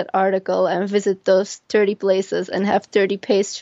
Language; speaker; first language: English; non-native, fluent; Dutch